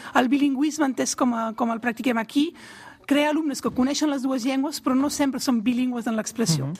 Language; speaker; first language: Catalan; non-native, local second language; French